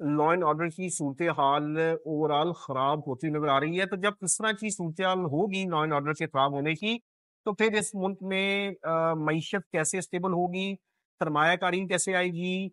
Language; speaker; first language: Urdu; non-native, local second language; Punjabi